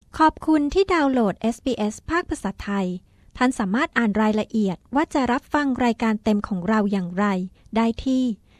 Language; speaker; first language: Thai; native; Thai